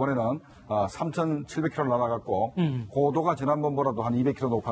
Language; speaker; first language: Korean; native; Korean